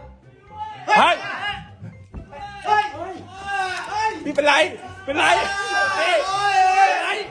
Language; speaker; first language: Thai; native; Thai